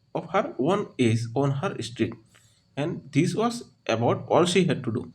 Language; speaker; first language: English; non-native, local second language; Assamese